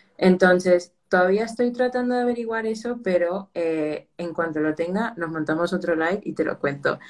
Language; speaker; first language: Spanish; early bilingual, heritage; Spanish